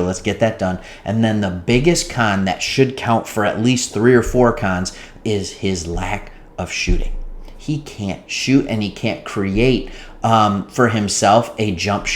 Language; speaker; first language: English; native; English